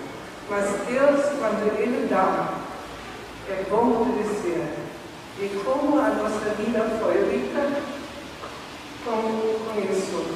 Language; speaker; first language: Portuguese; non-native, fluent; German